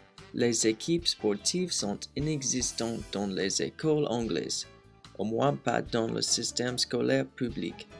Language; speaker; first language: French; non-native, learner; English